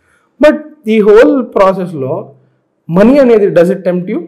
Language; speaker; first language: Telugu; native; Telugu